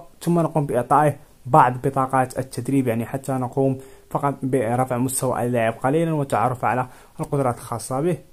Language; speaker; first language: Arabic; native; Arabic